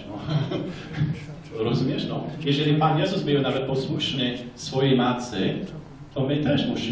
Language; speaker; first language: Polish; non-native, fluent; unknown